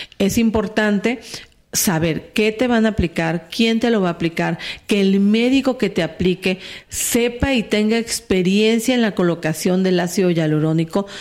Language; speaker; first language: Spanish; native; Spanish